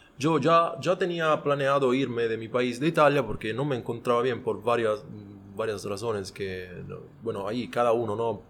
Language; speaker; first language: Spanish; non-native, fluent; Italian